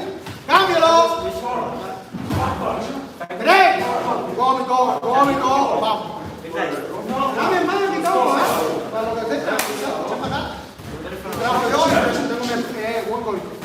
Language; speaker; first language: Spanish; native; Spanish